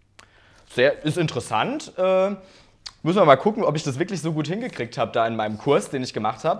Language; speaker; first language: German; native; German